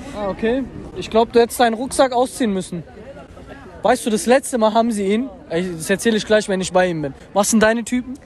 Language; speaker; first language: German; native; German